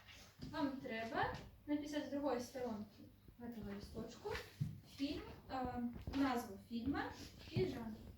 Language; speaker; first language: Russian; non-native, local second language; Ukrainian